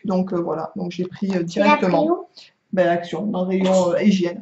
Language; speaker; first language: French; native; French